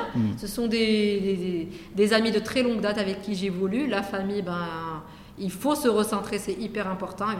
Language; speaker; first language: French; non-native, local second language; Arabic